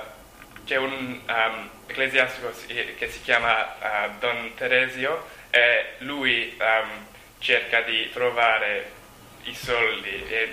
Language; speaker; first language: Italian; non-native, learner; English